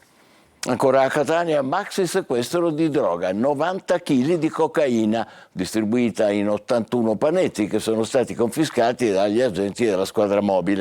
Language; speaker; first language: Italian; native; Italian